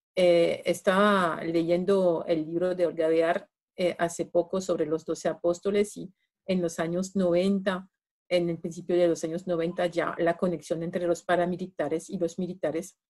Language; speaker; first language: Spanish; non-native, fluent; French